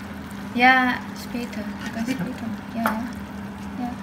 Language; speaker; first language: German; non-native, learner; Indonesian